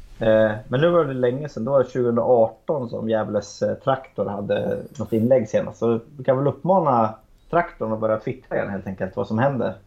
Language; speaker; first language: Swedish; native; Swedish